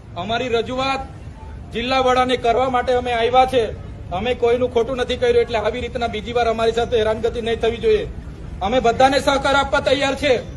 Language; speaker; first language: Gujarati; non-native, local second language; Vasavi